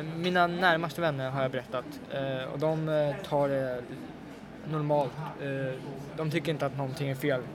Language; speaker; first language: Swedish; early bilingual, other home language; Russian